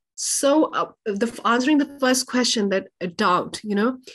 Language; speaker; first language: English; non-native, local second language; Urdu